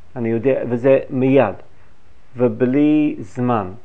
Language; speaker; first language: Hebrew; non-native, fluent; English